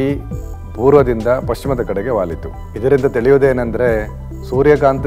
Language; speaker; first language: Kannada; native; Kannada